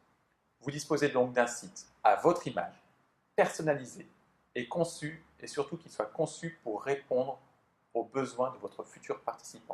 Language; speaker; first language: French; native; French